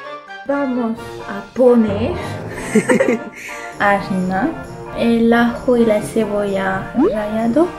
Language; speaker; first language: Spanish; early bilingual, heritage; Spanish